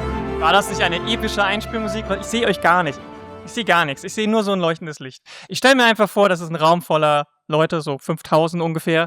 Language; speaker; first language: German; native; German